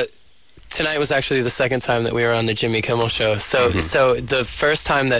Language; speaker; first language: English; native; English